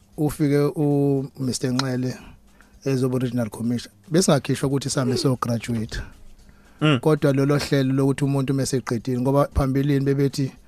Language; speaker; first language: Zulu; native; Zulu